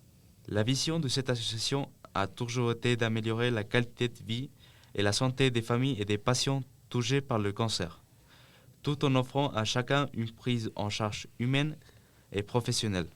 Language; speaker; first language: French; non-native, fluent; Spanish